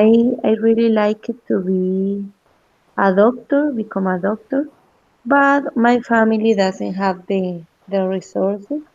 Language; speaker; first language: English; non-native, learner; Spanish